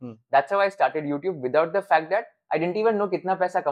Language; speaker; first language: English; non-native, local second language; Hindi